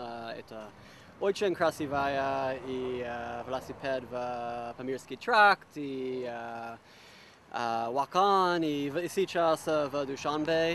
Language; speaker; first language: Russian; non-native, learner; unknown